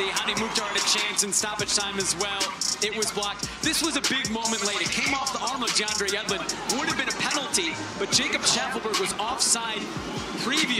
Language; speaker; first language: English; native; English